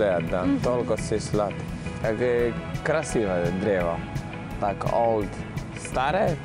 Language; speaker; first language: Russian; non-native, learner; Polish